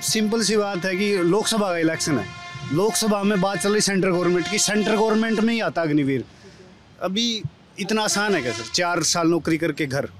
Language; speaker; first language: Hindi; native; Hindi